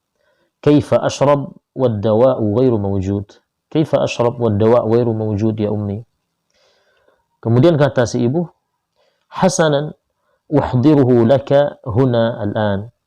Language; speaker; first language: Arabic; non-native, fluent; Indonesian